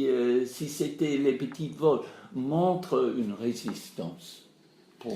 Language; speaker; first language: French; non-native, fluent; English